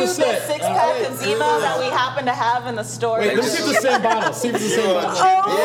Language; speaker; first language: English; native; English